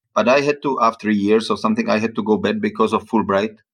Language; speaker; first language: English; non-native, fluent; Czech